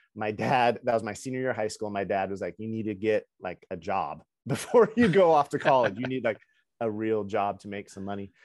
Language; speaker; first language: English; native; English